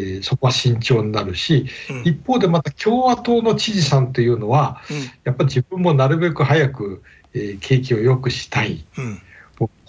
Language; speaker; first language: Japanese; native; Japanese